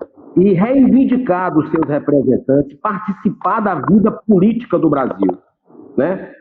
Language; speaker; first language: Portuguese; native; Portuguese